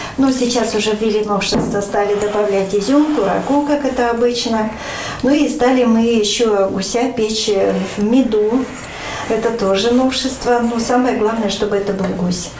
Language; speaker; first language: Russian; native; Russian